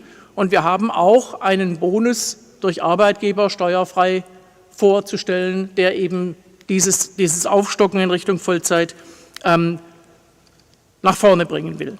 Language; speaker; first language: German; native; German